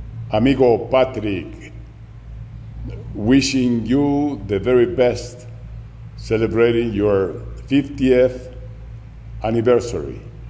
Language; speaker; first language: English; non-native, fluent; Spanish